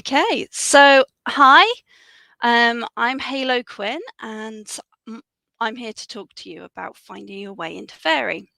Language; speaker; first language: English; native; English